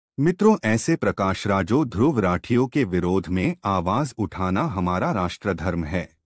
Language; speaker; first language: Hindi; native; Hindi